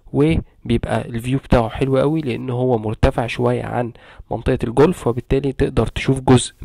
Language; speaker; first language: Arabic; native; Arabic